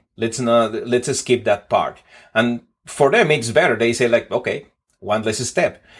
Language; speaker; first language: English; non-native, fluent; Spanish